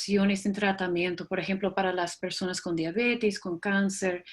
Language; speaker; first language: Spanish; non-native, fluent; English